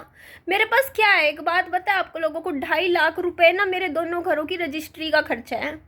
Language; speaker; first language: Hindi; native; Hindi